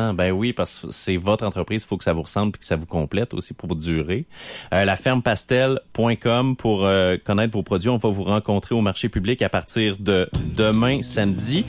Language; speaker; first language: French; native; French